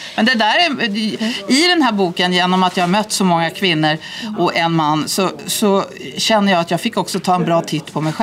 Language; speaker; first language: Swedish; native; Swedish